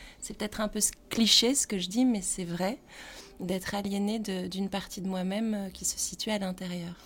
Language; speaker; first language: French; native; French